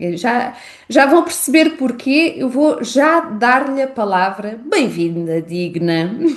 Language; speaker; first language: Portuguese; native; Portuguese